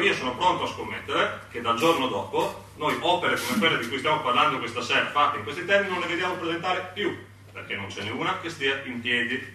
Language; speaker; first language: Italian; native; Italian